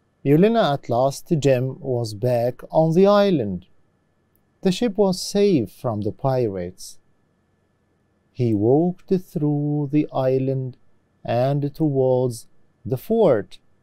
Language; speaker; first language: English; non-native, fluent; Arabic